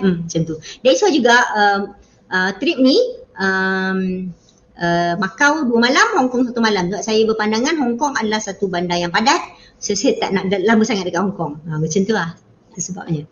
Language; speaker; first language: Malay; native; Malay